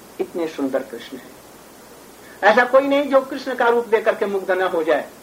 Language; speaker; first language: Hindi; native; Hindi